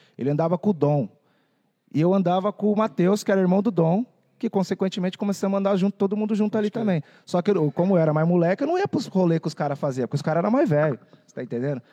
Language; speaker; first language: Portuguese; native; Portuguese